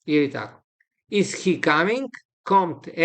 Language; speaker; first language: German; non-native, learner; Serbian